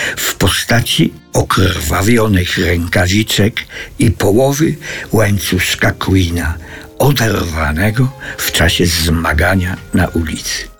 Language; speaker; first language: Polish; native; Polish